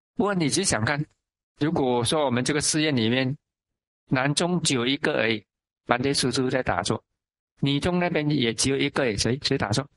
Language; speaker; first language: Chinese; non-native, local second language; Min Nan Chinese